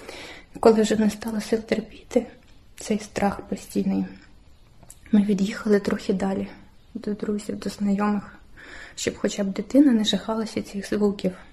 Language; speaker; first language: Ukrainian; native; Ukrainian